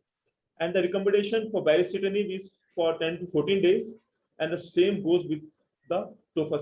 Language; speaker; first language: English; non-native, local second language; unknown